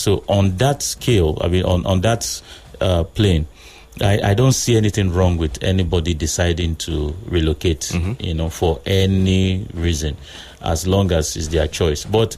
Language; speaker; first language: English; non-native, local second language; Yoruba